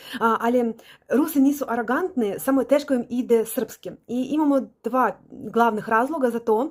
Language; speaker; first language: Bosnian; non-native, learner; Russian